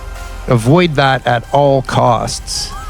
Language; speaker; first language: English; native; English